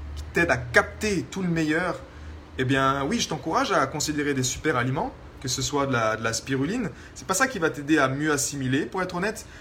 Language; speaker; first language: French; native; French